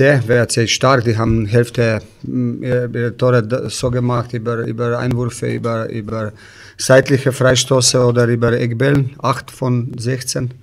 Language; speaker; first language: German; non-native, fluent; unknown